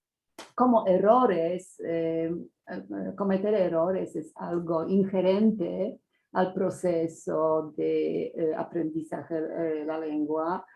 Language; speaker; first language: Spanish; non-native, fluent; Polish